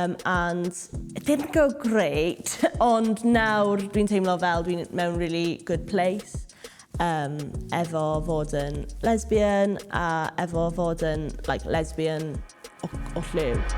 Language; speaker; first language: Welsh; non-native, local second language; English